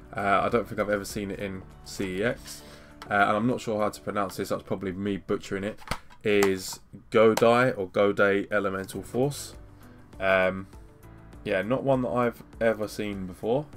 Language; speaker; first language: English; native; English